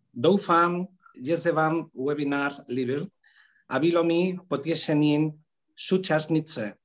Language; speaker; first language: English; non-native, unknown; Spanish